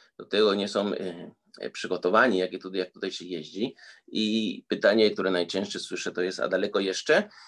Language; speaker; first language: Polish; early bilingual, heritage; Spanish